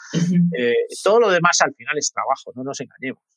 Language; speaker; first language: Spanish; native; Spanish